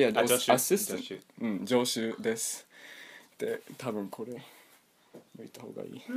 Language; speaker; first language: Japanese; non-native, learner; English